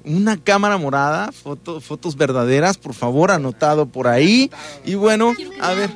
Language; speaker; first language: Spanish; native; Spanish